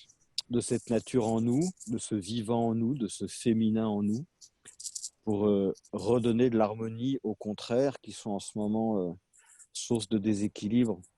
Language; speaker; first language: French; native; French